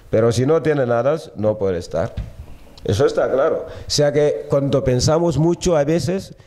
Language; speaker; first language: Spanish; early bilingual, other home language; Wolof